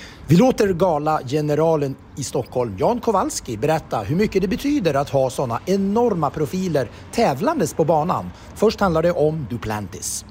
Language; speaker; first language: Swedish; native; Swedish